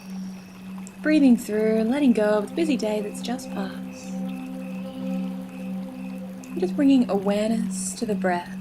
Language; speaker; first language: English; native; English